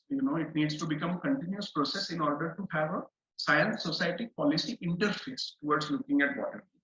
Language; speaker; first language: English; non-native, local second language; Hindi